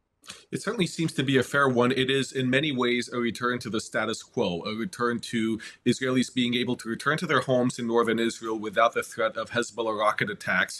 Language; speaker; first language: English; native; English